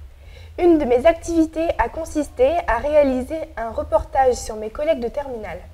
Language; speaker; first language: French; native; French